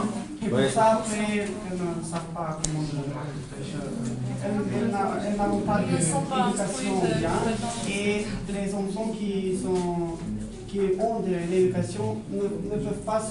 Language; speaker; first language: French; non-native, learner; Macedonian